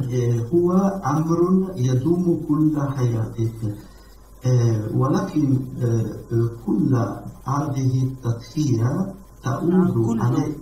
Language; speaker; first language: Arabic; non-native, learner; Italian